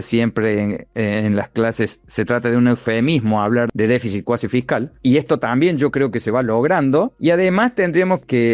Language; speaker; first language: Spanish; native; Spanish